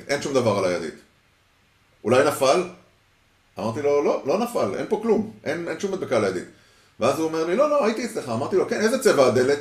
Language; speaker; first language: Hebrew; early bilingual, heritage; Hebrew